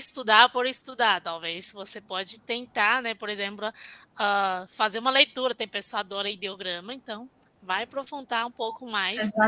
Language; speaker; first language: Portuguese; non-native, fluent; Chinese